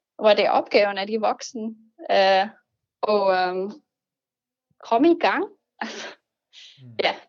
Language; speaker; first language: Danish; non-native, fluent; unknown